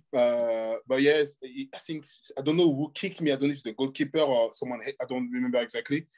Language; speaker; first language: English; non-native, fluent; French